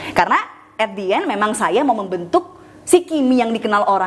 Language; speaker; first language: Indonesian; native; Indonesian